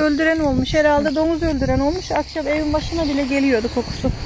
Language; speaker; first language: Turkish; native; Turkish